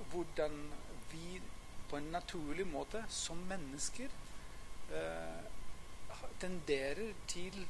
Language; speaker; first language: Norwegian; non-native, fluent; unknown